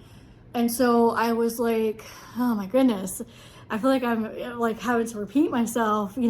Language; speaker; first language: English; native; English